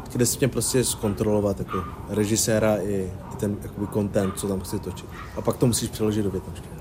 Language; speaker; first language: Czech; early bilingual, other home language; Vietnamese